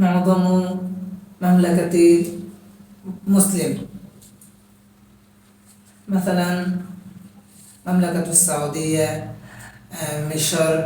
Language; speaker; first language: Arabic; non-native, learner; Bangla